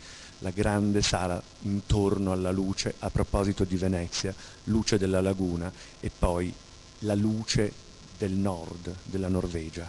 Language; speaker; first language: Italian; native; Italian